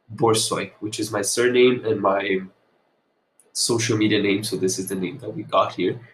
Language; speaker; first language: English; non-native, fluent; Portuguese